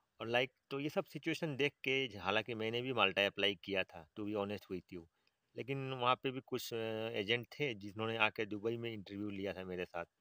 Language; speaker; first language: Hindi; native; Hindi